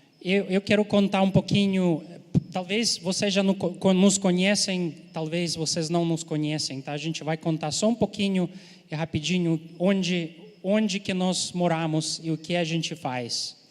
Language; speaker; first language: Portuguese; non-native, fluent; Ukrainian